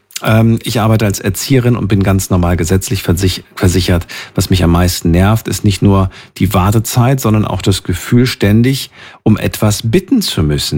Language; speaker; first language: German; native; German